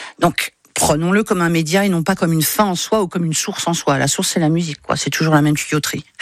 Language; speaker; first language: French; native; French